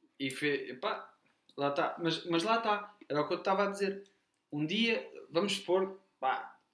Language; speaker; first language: Portuguese; native; Portuguese